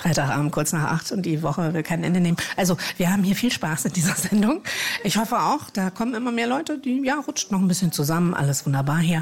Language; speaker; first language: German; native; German